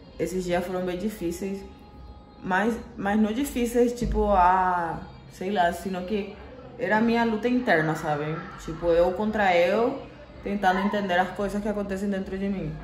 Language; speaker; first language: Portuguese; non-native, fluent; Spanish